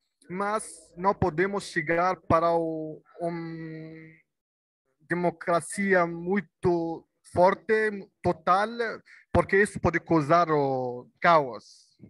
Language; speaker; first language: Portuguese; non-native, learner; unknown